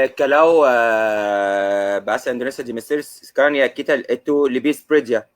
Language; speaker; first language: Indonesian; non-native, learner; Arabic